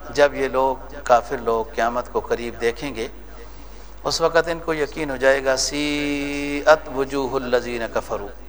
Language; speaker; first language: Urdu; non-native, local second language; Punjabi